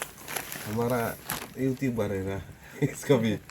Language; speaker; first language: Hindi; non-native, local second language; Mizo